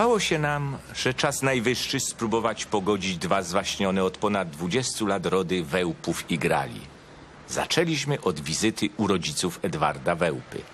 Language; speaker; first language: Polish; native; Polish